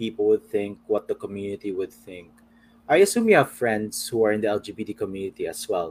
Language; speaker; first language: English; non-native, local second language; Filipino